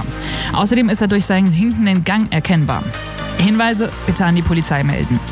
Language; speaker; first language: German; native; German